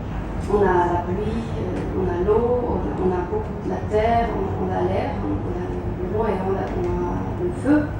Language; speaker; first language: French; non-native, local second language; German